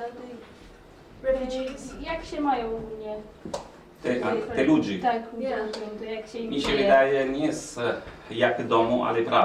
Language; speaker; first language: Polish; non-native, learner; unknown